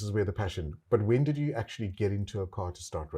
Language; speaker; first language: English; native; English